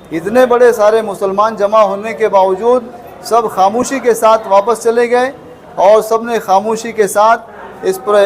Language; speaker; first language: Urdu; native; Urdu